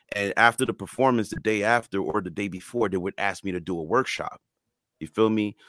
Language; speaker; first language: English; non-native, fluent; French